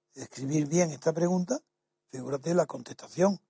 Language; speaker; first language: Spanish; native; Spanish